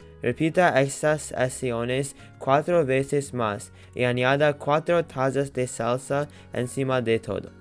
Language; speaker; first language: Spanish; non-native, learner; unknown